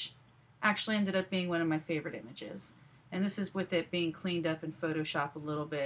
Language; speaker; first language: English; native; English